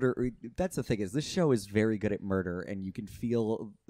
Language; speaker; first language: English; native; English